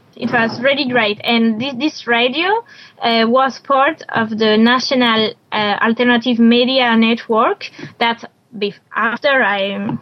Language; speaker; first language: English; non-native, learner; French